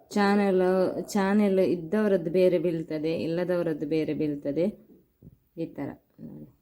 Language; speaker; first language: Kannada; non-native, local second language; Tulu